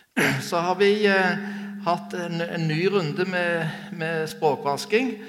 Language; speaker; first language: Norwegian; native; Norwegian